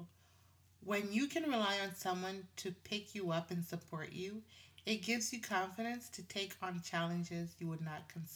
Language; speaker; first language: English; non-native, local second language; Swahili